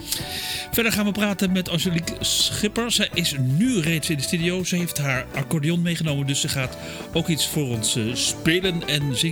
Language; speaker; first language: Dutch; native; Dutch